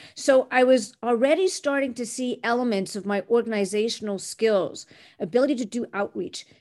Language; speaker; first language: English; non-native, fluent; French